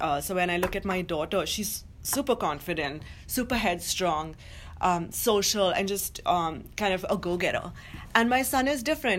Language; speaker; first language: English; non-native, local second language; Hindi